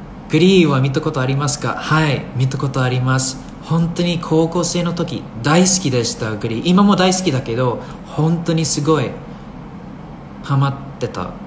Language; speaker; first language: Japanese; non-native, fluent; English